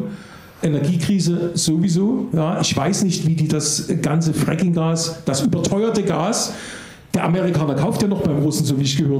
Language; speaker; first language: German; native; German